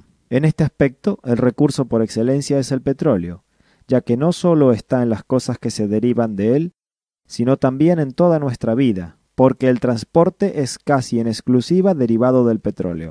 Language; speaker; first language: Spanish; native; Spanish